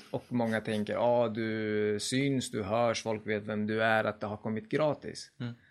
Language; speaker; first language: Swedish; early bilingual, other home language; Kurdish